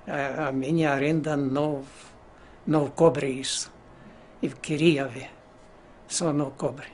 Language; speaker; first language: Portuguese; non-native, fluent; Ukrainian